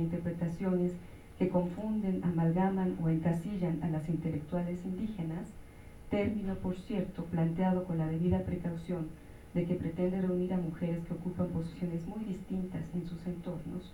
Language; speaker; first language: Spanish; native; Spanish